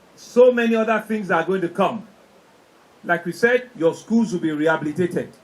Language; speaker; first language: English; non-native, local second language; Yoruba